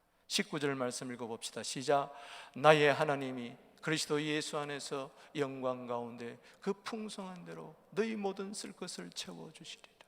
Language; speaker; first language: Korean; native; Korean